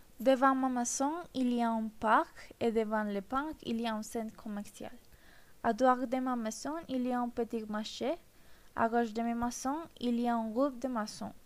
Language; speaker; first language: French; non-native, learner; Spanish